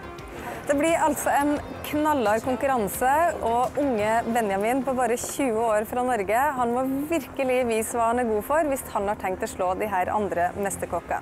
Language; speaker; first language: Norwegian; native; Norwegian